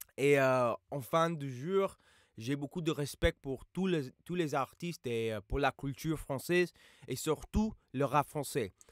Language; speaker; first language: French; non-native, fluent; English